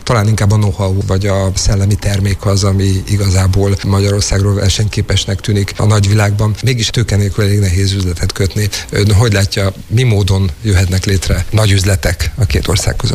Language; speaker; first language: Hungarian; native; Hungarian